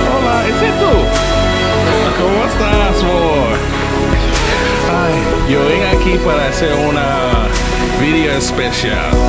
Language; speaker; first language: Spanish; non-native, learner; English